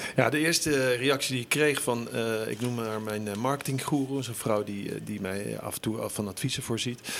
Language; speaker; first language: Dutch; native; Dutch